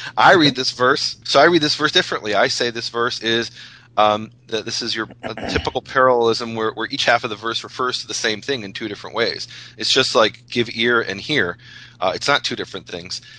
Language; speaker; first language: English; native; English